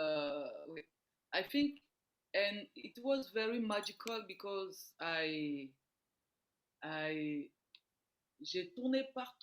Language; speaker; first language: English; non-native, learner; French